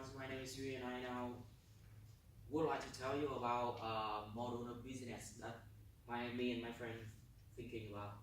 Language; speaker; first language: English; non-native, learner; Vietnamese